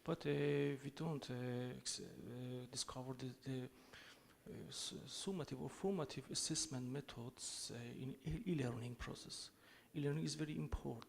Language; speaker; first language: English; non-native, learner; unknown